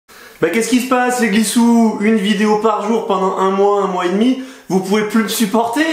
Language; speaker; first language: French; native; French